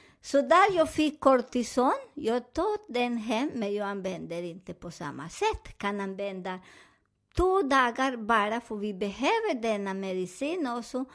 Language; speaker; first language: Swedish; non-native, fluent; Spanish